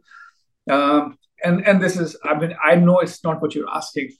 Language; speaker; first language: English; non-native, local second language; Hindi